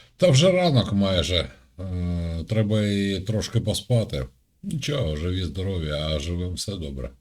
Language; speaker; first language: Ukrainian; native; Ukrainian